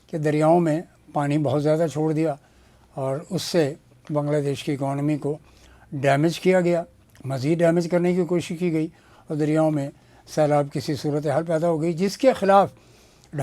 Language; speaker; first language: Urdu; native; Urdu